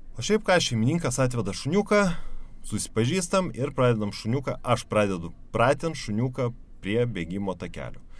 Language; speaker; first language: Lithuanian; native; Lithuanian